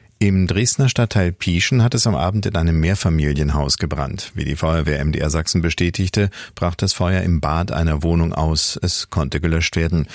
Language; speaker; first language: German; native; German